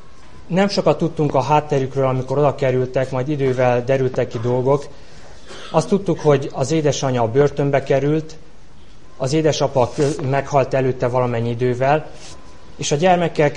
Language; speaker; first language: Hungarian; native; Hungarian